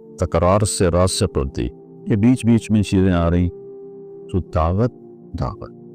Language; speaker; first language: Urdu; non-native, local second language; Punjabi